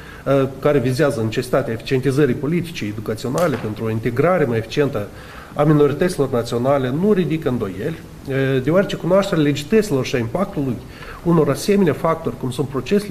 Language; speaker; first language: Romanian; native; Romanian